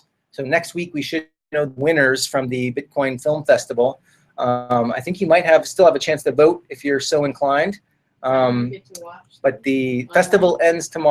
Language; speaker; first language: English; native; English